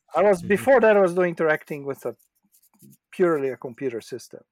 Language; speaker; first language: English; non-native, fluent; Portuguese